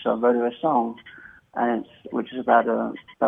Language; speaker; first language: English; native; English